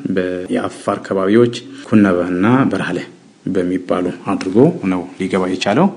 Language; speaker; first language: Amharic; non-native, local second language; Tigrinya